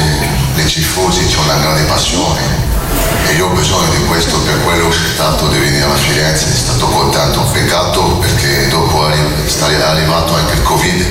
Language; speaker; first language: Italian; non-native, learner; French